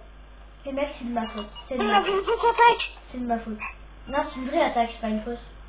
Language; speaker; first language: French; native; French